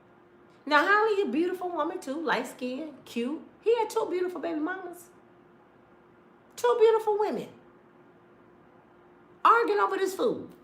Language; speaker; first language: English; native; English